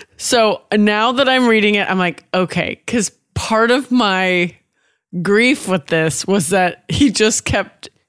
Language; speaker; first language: English; native; English